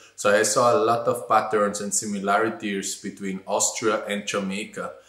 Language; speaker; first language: English; non-native, fluent; German